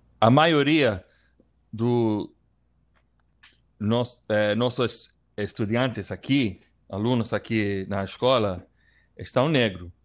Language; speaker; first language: Portuguese; non-native, learner; English